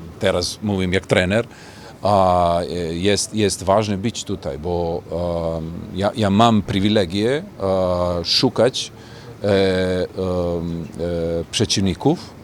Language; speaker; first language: Polish; non-native, fluent; Serbian